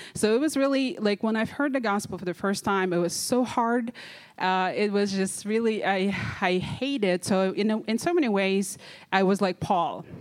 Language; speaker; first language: English; non-native, fluent; Kazakh